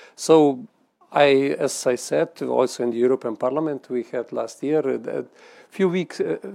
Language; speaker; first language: English; non-native, fluent; Slovenian